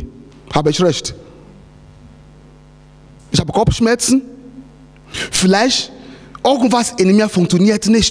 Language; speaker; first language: German; non-native, fluent; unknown